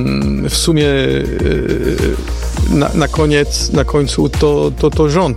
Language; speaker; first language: Polish; non-native, fluent; French